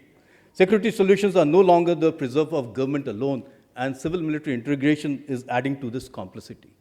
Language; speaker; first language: English; non-native, local second language; Hindi